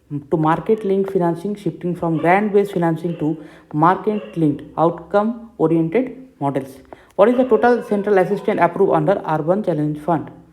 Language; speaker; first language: English; non-native, local second language; Bangla